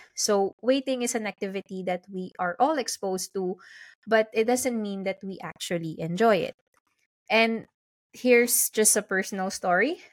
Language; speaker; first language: English; non-native, local second language; Filipino